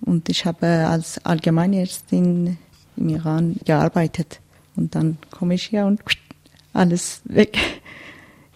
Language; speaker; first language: German; non-native, learner; Persian